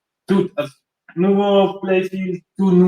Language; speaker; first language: French; non-native, learner; German